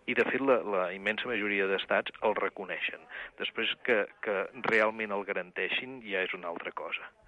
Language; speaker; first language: Catalan; native; Catalan